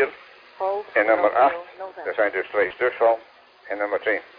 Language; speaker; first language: Dutch; native; Dutch